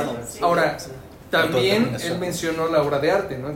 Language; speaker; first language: Spanish; native; Spanish